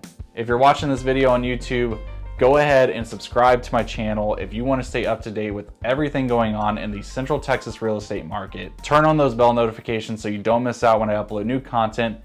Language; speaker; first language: English; native; English